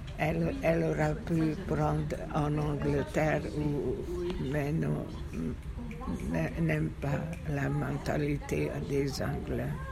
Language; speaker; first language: French; non-native, fluent; Hungarian